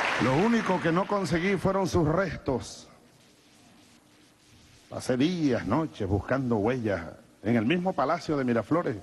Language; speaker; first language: Spanish; native; Spanish